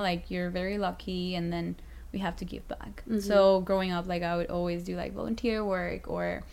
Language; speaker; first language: English; non-native, fluent; Spanish